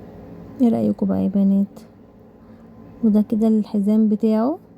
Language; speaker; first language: Arabic; native; Arabic